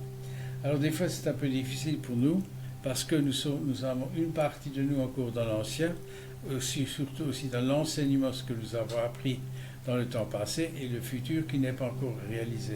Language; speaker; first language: French; native; French